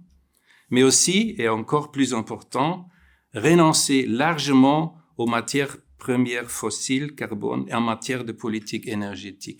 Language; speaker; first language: French; non-native, fluent; German